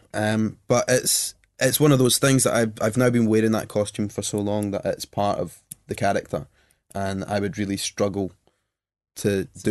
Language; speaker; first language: English; native; English